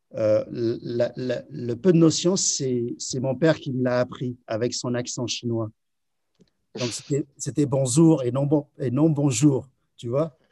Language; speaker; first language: French; early bilingual, other home language; Chinese